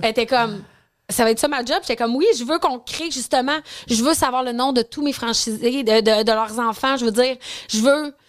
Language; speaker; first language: French; native; French